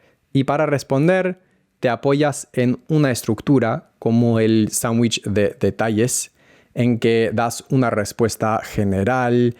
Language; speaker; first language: Spanish; non-native, fluent; English